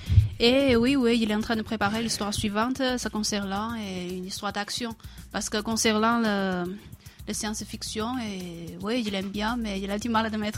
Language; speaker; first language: French; non-native, fluent; Chinese